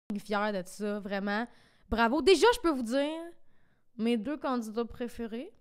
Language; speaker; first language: French; native; French